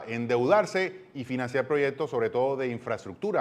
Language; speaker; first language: Spanish; native; Spanish